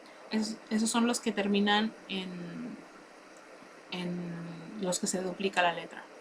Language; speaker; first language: Spanish; native; Spanish